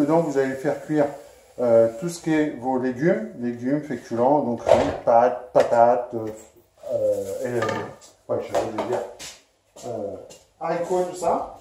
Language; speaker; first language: French; native; French